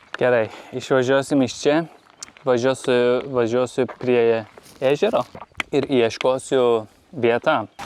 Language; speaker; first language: Lithuanian; non-native, fluent; Turkish